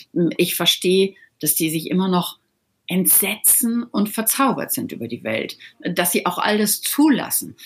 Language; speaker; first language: German; native; German